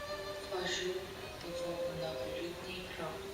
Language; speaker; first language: Russian; non-native, learner; English